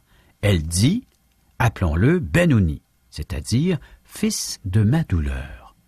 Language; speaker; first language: French; native; French